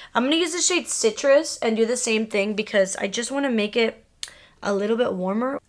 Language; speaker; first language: English; early bilingual, other home language; Spanish